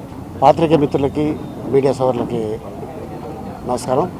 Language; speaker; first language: Telugu; native; Telugu